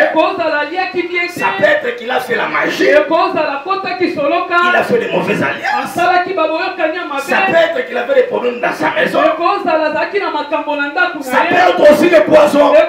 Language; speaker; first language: French; non-native, local second language; Lingala